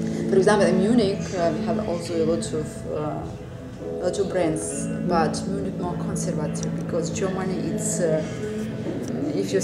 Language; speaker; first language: English; non-native, learner; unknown